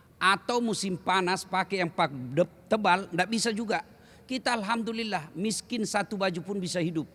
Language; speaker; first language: Indonesian; native; Indonesian